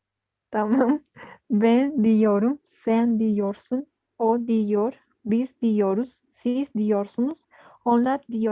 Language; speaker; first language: Turkish; non-native, learner; Spanish